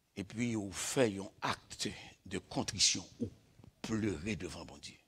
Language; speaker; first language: French; native; French